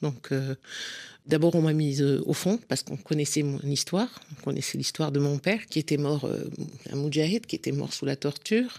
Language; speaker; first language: French; non-native, local second language; Arabic